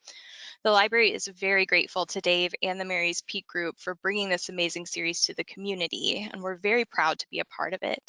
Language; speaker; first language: English; native; English